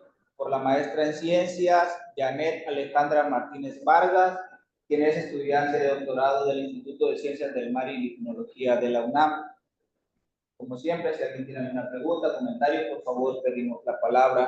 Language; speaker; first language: Spanish; native; Spanish